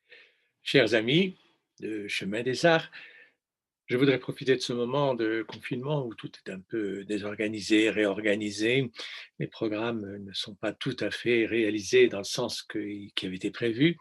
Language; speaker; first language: French; native; French